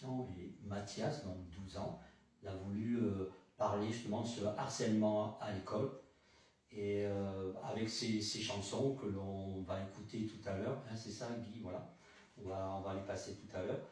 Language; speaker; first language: French; native; French